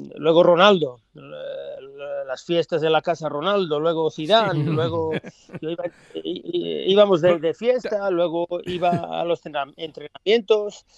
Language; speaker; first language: Spanish; non-native, fluent; English